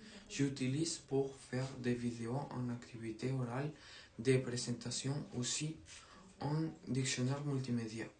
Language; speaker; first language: French; non-native, learner; Spanish